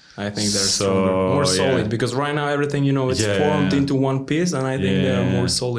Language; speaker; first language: English; non-native, learner; Polish